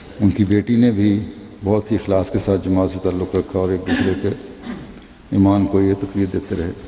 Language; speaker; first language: Urdu; native; Urdu